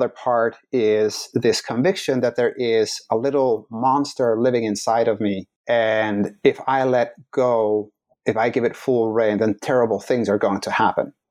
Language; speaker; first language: English; non-native, fluent; Dutch